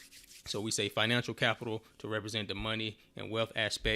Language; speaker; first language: English; native; English